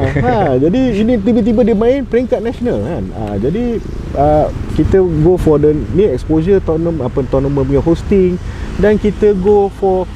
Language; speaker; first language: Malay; native; Malay